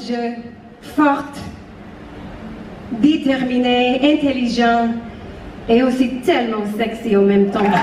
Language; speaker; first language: French; non-native, fluent; English